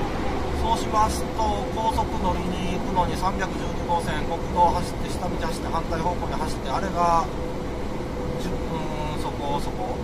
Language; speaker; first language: Japanese; native; Japanese